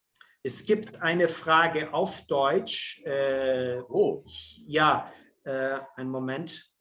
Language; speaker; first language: German; non-native, fluent; Portuguese